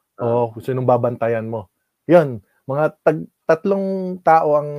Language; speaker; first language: Filipino; non-native, local second language; Waray